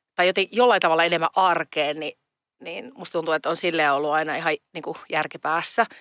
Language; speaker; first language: Finnish; native; Finnish